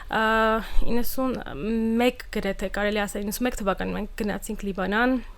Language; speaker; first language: Armenian; early bilingual, heritage; Armenian